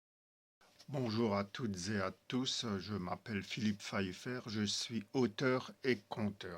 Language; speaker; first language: French; native; French